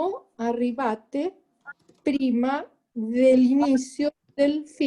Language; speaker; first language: Italian; non-native, learner; Spanish